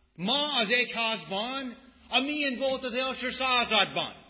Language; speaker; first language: Hungarian; non-native, fluent; English